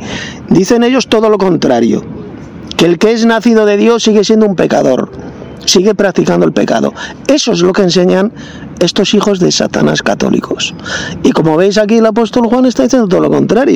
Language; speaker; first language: Spanish; native; Spanish